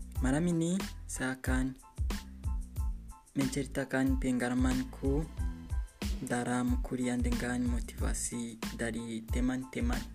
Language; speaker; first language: Indonesian; non-native, learner; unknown